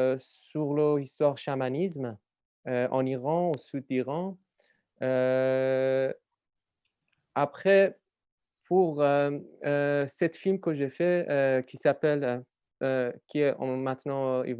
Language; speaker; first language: French; non-native, learner; Persian